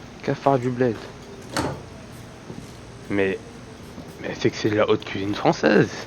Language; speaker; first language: French; native; French